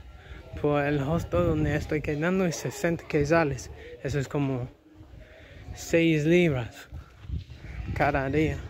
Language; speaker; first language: Spanish; non-native, learner; English